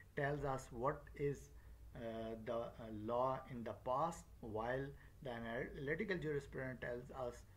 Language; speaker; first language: English; non-native, local second language; Northern Hindko